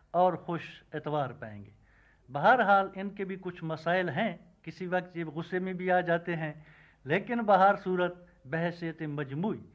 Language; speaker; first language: Urdu; non-native, local second language; Punjabi